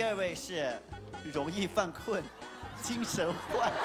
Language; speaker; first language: Chinese; native; Chinese